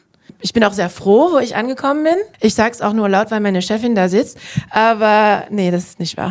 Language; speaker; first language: German; non-native, fluent; French